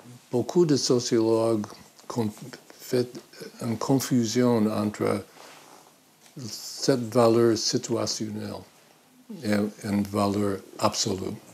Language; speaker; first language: French; non-native, fluent; English